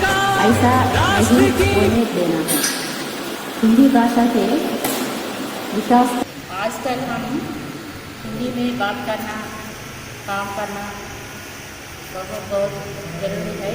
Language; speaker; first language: Hindi; non-native, local second language; Telugu